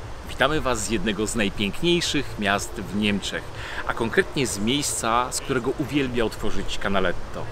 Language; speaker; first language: Polish; native; Polish